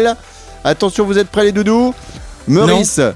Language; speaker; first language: French; native; French